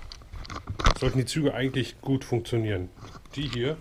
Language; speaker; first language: German; native; German